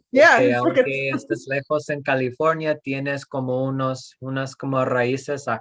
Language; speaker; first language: Spanish; non-native, fluent; English